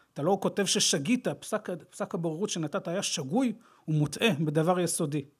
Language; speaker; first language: Hebrew; native; Hebrew